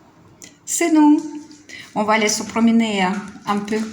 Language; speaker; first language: French; non-native, fluent; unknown